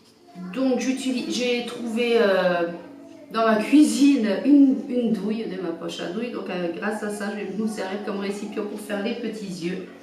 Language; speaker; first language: French; native; French